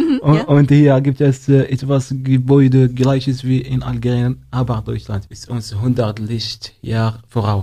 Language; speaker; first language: German; non-native, learner; Arabic